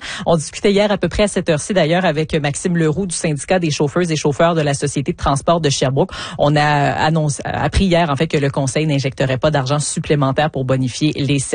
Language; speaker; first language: French; native; French